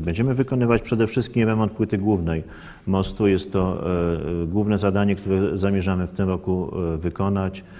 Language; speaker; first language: Polish; native; Polish